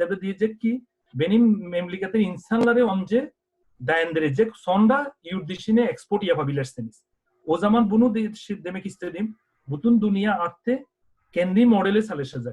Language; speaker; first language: Turkish; non-native, fluent; Bangla